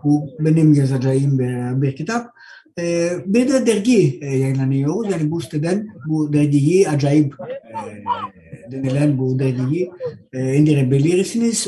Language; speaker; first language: Turkish; non-native, learner; Greek